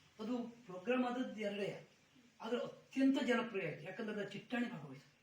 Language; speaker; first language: Kannada; native; Kannada